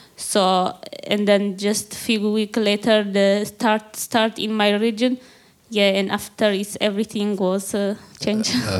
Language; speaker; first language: English; non-native, learner; Tigrinya